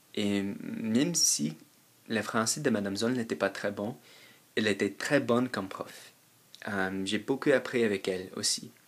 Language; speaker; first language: French; non-native, fluent; English